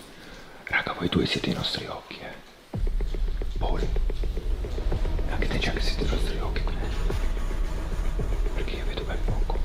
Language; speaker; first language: Italian; native; Italian